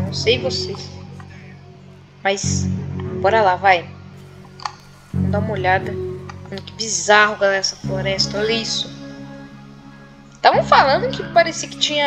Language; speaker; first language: Portuguese; native; Portuguese